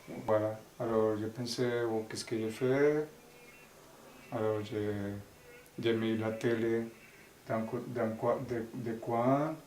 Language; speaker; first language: French; non-native, learner; Spanish